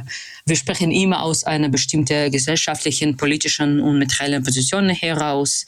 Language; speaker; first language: German; non-native, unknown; Russian